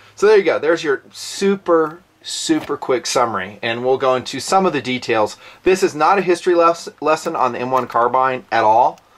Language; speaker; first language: English; native; English